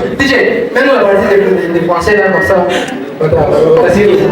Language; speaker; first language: French; non-native, local second language; Swahili